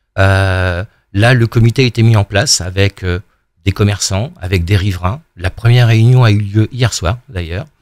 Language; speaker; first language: French; native; French